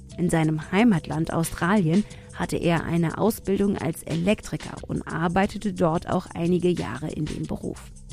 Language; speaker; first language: German; early bilingual, other home language; Tigrinya